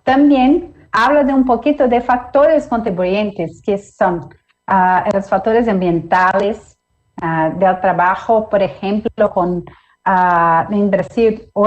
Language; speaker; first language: Spanish; non-native, fluent; Portuguese